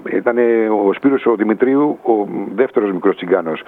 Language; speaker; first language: Greek; native; Greek